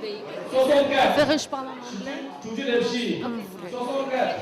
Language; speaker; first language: French; non-native, learner; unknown